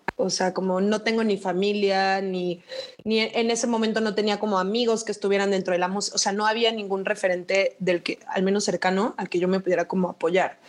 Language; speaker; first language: Spanish; native; Spanish